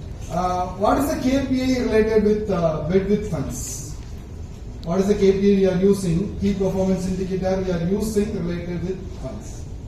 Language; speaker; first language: English; non-native, local second language; Tamil